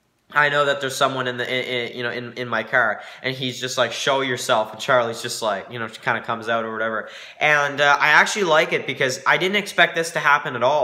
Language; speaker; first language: English; native; English